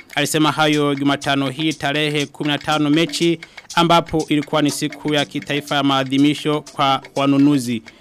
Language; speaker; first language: Swahili; non-native, local second language; Rundi